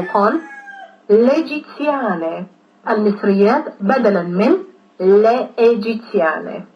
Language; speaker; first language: Italian; non-native, learner; Arabic